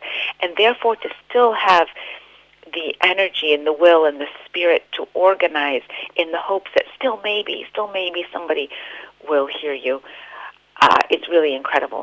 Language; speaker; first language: English; native; English